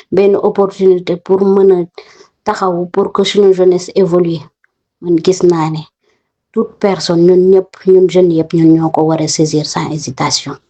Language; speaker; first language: Wolof; non-native, local second language; Serer